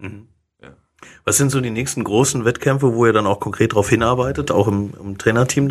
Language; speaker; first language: German; native; German